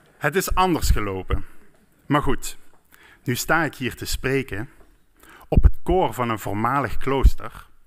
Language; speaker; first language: Dutch; native; Dutch